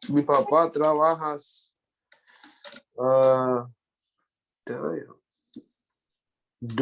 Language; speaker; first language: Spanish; non-native, learner; English